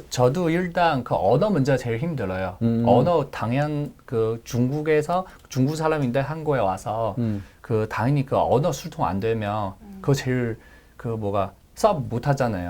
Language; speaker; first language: Korean; non-native, learner; Chinese